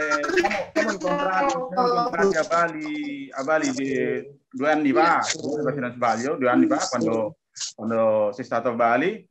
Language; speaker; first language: Italian; non-native, learner; Indonesian